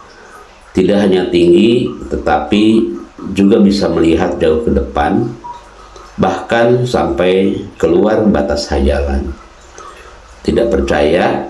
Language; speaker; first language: Indonesian; non-native, local second language; Sundanese